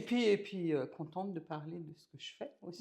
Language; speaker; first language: French; native; French